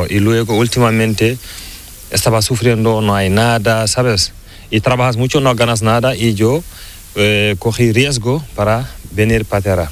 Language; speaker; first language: Spanish; non-native, learner; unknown